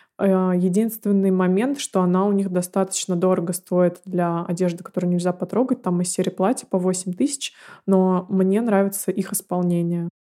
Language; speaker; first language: Russian; native; Russian